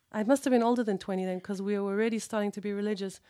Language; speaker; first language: English; early bilingual, other home language; Hebrew